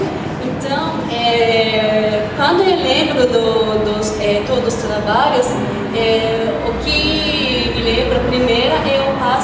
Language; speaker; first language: Portuguese; non-native, fluent; Japanese